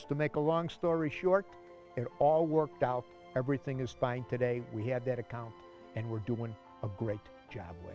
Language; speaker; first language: English; native; English